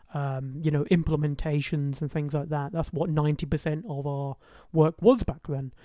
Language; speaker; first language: English; native; English